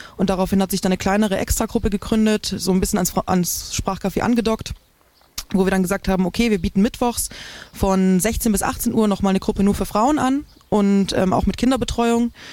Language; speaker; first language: German; native; German